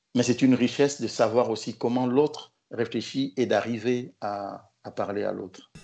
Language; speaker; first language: French; non-native, local second language; Lingala